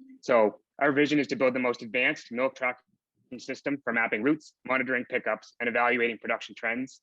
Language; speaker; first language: English; native; English